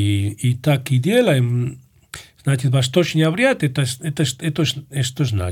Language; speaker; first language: Russian; non-native, fluent; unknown